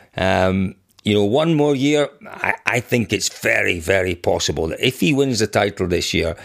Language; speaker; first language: English; native; English